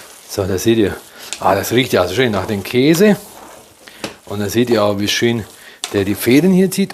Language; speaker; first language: German; early bilingual, other home language; Polish